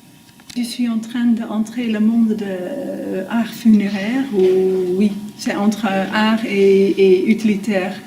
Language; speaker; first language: French; non-native, fluent; Dutch